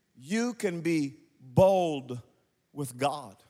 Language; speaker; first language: English; native; English